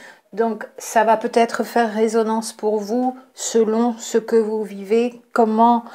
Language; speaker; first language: French; native; French